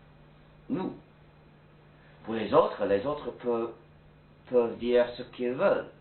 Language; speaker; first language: French; non-native, fluent; English